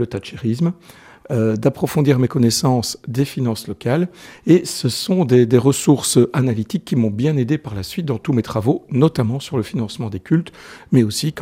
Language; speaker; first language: French; native; French